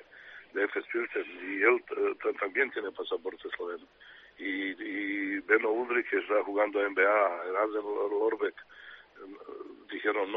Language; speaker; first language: Spanish; non-native, fluent; Serbian